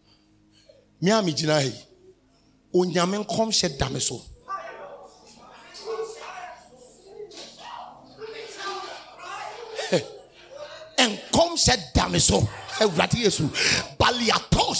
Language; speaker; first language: English; non-native, local second language; Akan